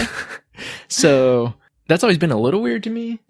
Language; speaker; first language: English; early bilingual, other home language; Spanish